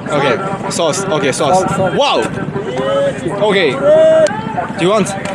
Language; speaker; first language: English; non-native, learner; Chinese